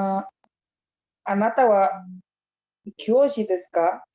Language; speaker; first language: Japanese; non-native, learner; Spanish